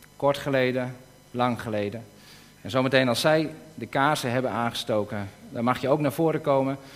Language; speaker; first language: Dutch; native; Dutch